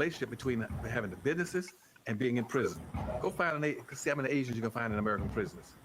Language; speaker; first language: English; native; English